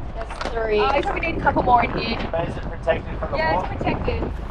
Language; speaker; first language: English; native; English